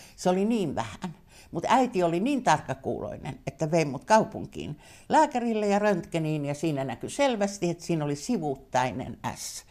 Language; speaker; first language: Finnish; native; Finnish